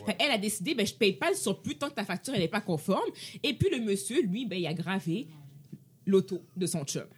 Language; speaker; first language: French; native; French